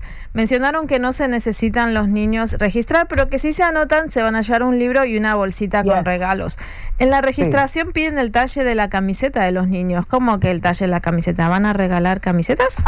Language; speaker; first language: Spanish; native; Spanish